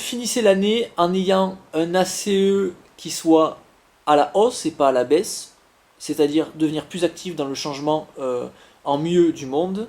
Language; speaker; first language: French; native; French